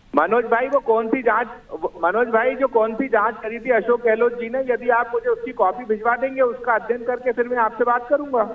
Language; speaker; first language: Hindi; native; Hindi